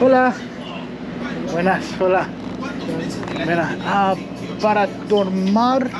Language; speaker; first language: Spanish; non-native, learner; English